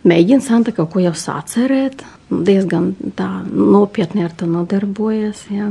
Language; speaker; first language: Latvian; non-native, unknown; Russian